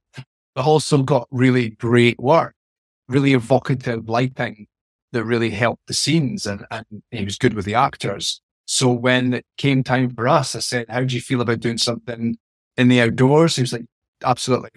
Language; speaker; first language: English; native; English